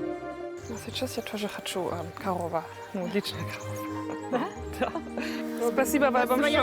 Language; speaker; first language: Russian; non-native, learner; German